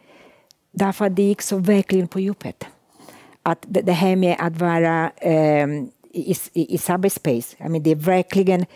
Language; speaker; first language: Swedish; non-native, fluent; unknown